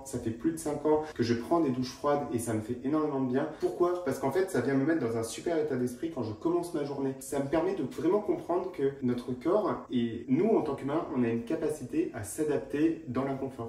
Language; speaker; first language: French; native; French